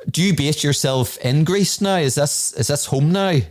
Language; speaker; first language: English; native; English